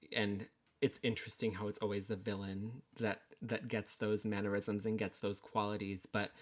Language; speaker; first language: English; native; English